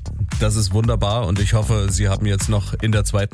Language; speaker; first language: German; native; German